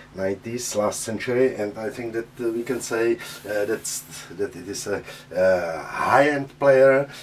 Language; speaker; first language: English; non-native, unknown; Czech